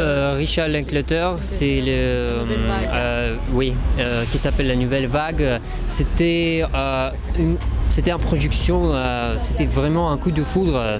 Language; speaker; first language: French; non-native, learner; Russian